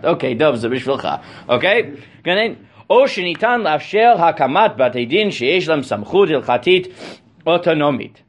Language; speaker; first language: Hebrew; non-native, fluent; English